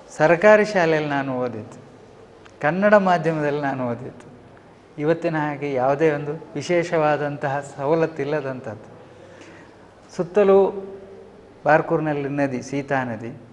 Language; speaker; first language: Kannada; native; Kannada